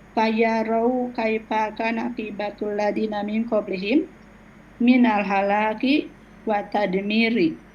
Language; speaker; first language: Arabic; non-native, learner; Indonesian